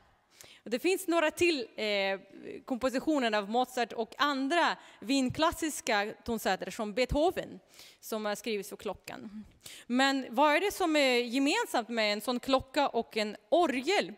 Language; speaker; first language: Swedish; non-native, fluent; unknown